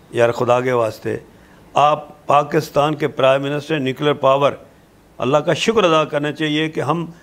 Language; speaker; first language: Urdu; non-native, local second language; Pahari-Potwari